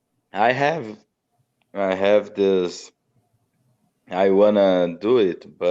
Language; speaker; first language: English; non-native, learner; Portuguese